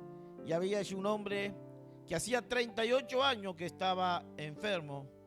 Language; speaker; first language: Spanish; native; Spanish